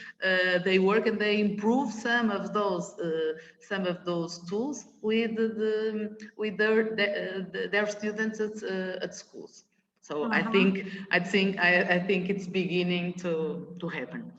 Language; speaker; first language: English; non-native, learner; Portuguese